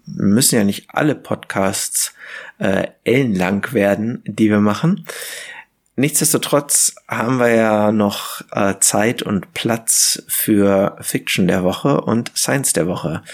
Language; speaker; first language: German; native; German